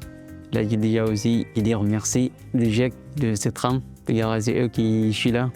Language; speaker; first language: French; non-native, learner; Arabic